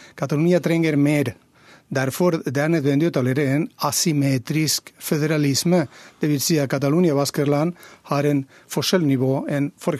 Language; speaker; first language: Norwegian; non-native, fluent; Catalan